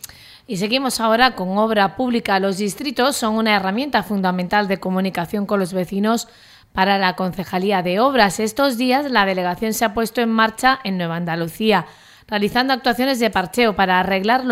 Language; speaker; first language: Spanish; native; Spanish